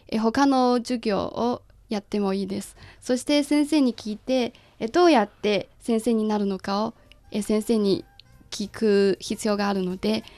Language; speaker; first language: Japanese; non-native, fluent; Chinese